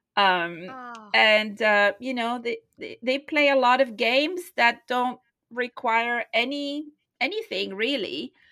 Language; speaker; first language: English; non-native, fluent; French